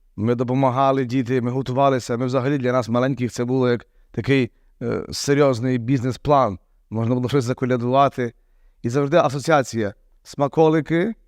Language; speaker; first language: Ukrainian; native; Ukrainian